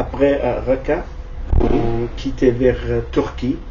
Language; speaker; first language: French; non-native, learner; Kurdish